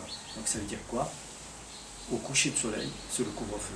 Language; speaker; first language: French; non-native, local second language; Arabic